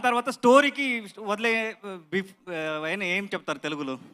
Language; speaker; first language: Telugu; non-native, learner; Kannada